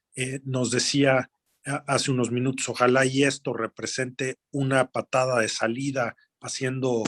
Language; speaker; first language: Spanish; native; Spanish